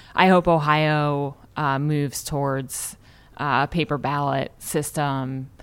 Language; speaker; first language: English; native; English